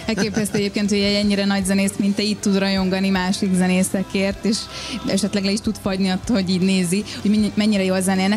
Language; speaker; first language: Hungarian; native; Hungarian